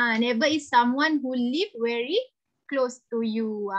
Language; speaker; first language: English; non-native, local second language; Malay